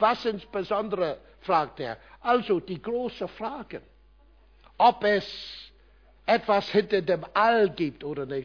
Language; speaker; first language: German; non-native, fluent; English